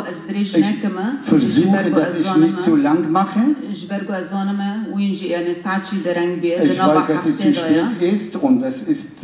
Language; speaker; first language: German; non-native, fluent; Kurdish